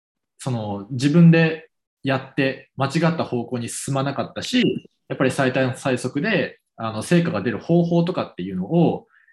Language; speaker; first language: Japanese; native; Japanese